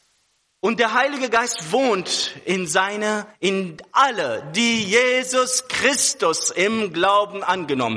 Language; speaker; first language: German; non-native, fluent; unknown